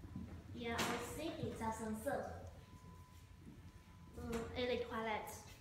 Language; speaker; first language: French; non-native, learner; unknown